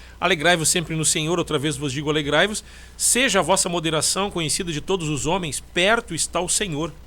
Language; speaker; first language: Portuguese; native; Portuguese